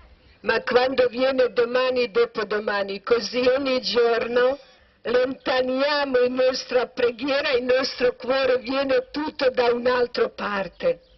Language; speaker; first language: Italian; non-native, learner; Croatian